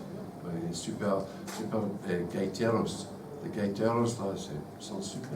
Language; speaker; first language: French; non-native, fluent; English